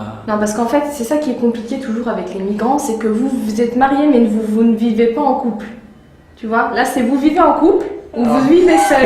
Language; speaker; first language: French; native; French